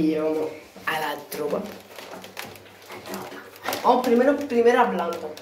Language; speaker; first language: Spanish; native; Spanish